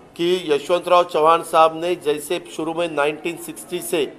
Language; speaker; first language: Hindi; non-native, local second language; Marathi